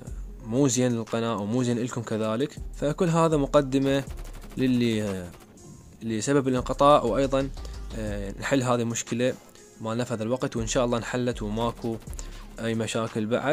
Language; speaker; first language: Arabic; native; Arabic